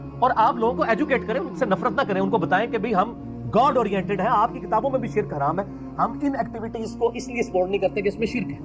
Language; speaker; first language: Urdu; non-native, local second language; Punjabi